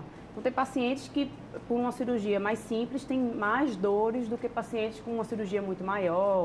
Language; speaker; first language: Portuguese; native; Portuguese